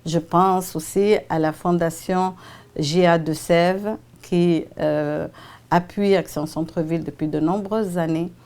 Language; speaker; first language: French; native; French